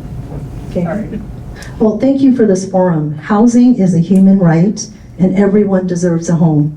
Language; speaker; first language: English; native; English